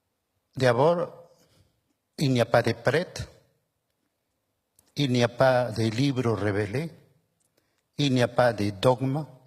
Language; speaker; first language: French; non-native, fluent; Spanish